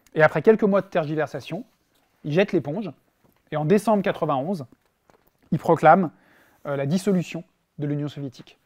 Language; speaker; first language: French; native; French